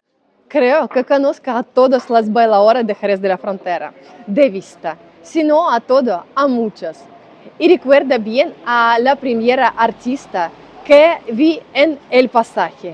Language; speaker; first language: Spanish; non-native, fluent; Ukrainian